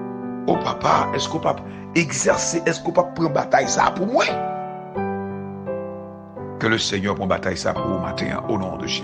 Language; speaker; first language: French; non-native, local second language; Haitian Creole